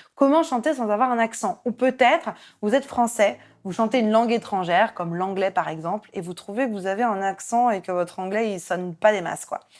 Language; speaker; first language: French; native; French